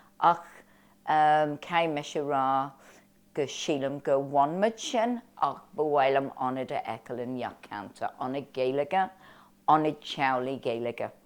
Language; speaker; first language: Irish; non-native, local second language; English